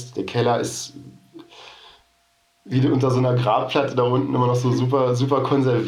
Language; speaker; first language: German; native; German